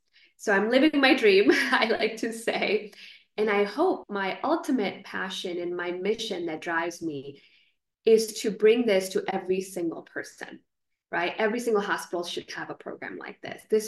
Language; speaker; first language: English; non-native, local second language; Gujarati